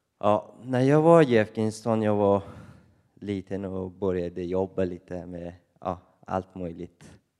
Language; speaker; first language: Swedish; non-native, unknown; Persian